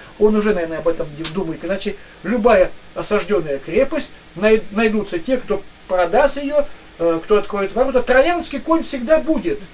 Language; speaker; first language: Russian; native; Russian